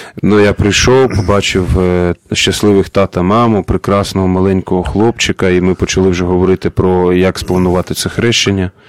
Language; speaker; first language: Ukrainian; native; Ukrainian